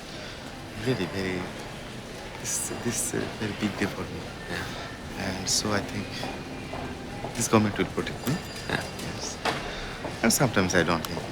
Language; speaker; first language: English; non-native, learner; Bangla